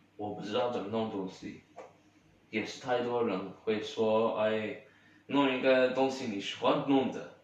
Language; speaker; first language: Chinese; early bilingual, heritage; Chinese